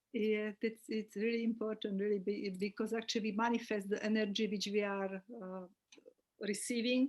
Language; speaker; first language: English; non-native, fluent; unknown